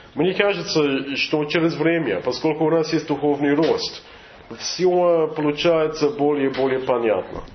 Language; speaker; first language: Russian; non-native, fluent; English